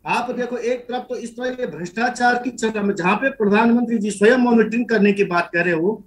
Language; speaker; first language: Hindi; native; Hindi